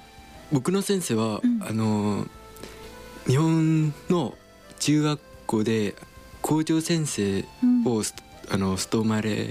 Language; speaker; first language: Japanese; non-native, learner; Khmer